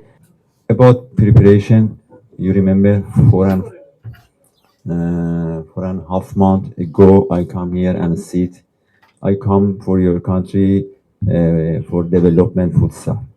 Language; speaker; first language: English; non-native, learner; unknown